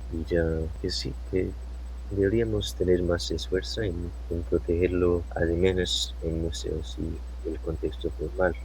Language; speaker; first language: Spanish; non-native, fluent; English